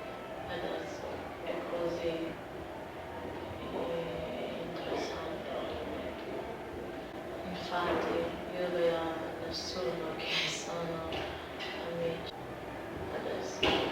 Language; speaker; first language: Italian; non-native, learner; English